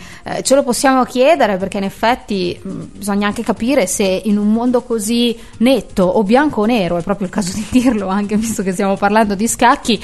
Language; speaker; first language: Italian; native; Italian